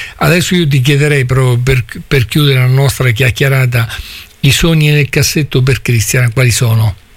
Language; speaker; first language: Italian; native; Italian